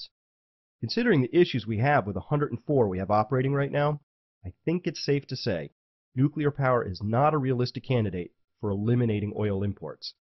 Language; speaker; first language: English; native; English